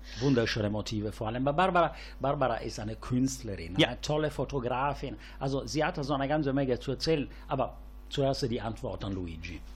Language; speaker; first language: German; non-native, fluent; Italian